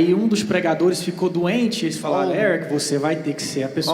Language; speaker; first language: Portuguese; native; Portuguese